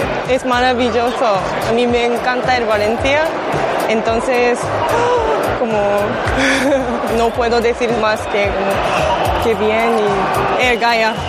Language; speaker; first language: Spanish; non-native, learner; Japanese